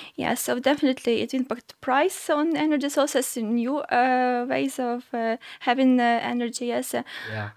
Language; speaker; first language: English; non-native, fluent; Ukrainian